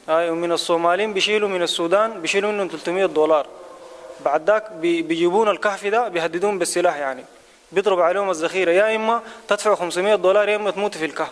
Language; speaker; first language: Arabic; native; Arabic